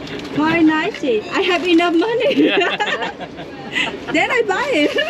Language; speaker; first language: English; non-native, learner; Vietnamese